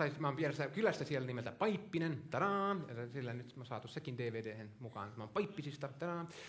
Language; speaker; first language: Finnish; non-native, local second language; Swedish